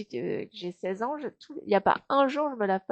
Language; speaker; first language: French; native; French